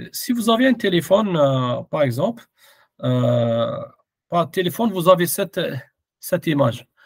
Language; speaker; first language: French; non-native, local second language; Arabic